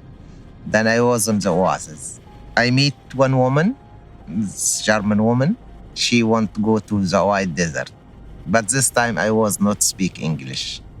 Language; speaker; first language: English; non-native, learner; Arabic